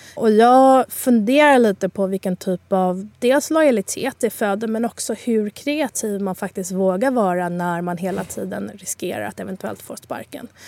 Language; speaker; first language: Swedish; early bilingual, other home language; Spanish